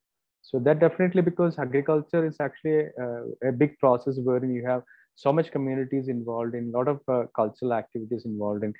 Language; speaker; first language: English; non-native, local second language; Malayalam